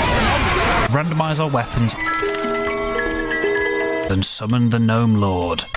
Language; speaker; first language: English; native; English